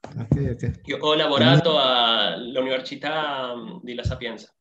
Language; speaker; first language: Italian; non-native, learner; Spanish